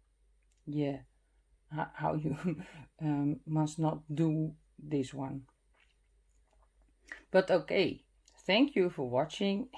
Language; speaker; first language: English; non-native, fluent; Dutch